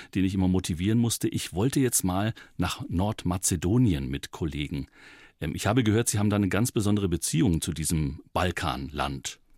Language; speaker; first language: German; native; German